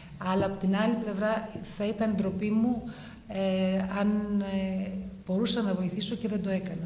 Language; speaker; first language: Greek; early bilingual, heritage; Greek